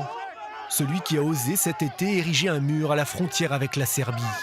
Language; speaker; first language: French; native; French